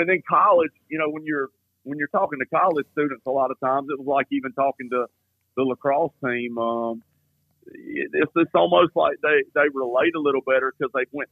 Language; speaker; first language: English; native; English